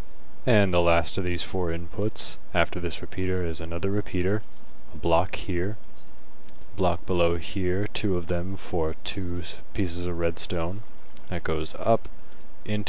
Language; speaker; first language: English; native; English